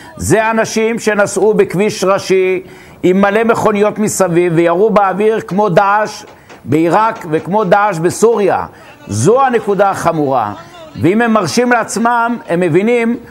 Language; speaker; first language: Hebrew; native; Hebrew